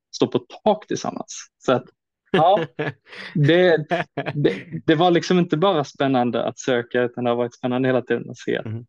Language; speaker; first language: Swedish; native; Swedish